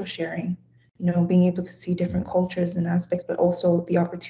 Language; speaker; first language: English; non-native, fluent; Samoan